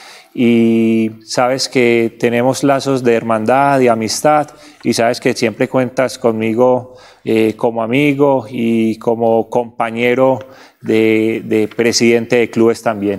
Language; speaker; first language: Spanish; native; Spanish